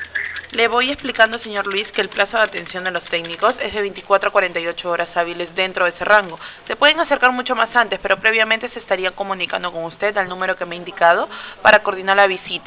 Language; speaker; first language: Spanish; native; Spanish